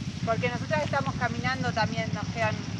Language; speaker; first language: Spanish; native; Spanish